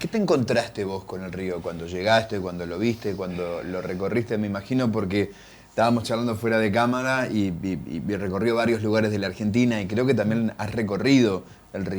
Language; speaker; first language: Spanish; native; Spanish